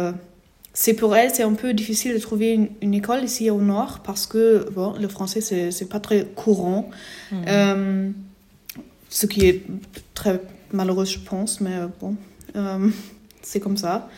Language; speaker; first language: French; non-native, fluent; German